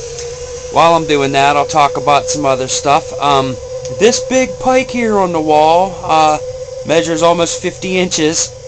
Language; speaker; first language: English; native; English